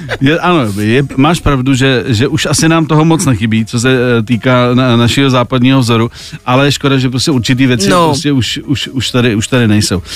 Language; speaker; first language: Czech; native; Czech